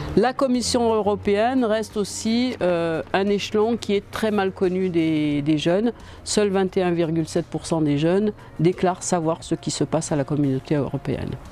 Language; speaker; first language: French; native; French